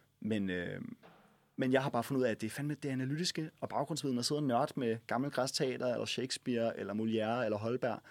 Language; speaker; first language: Danish; native; Danish